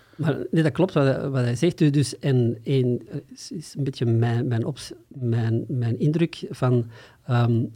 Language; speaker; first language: Dutch; native; Dutch